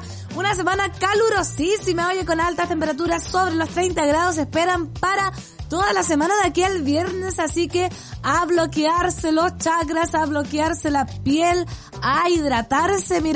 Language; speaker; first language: Spanish; native; Spanish